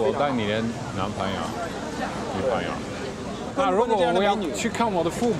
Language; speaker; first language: Chinese; non-native, fluent; Dutch